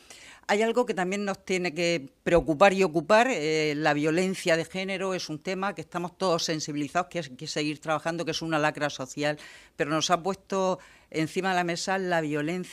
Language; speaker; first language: Spanish; native; Spanish